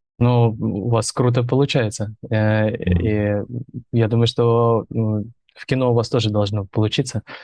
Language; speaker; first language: Russian; native; Russian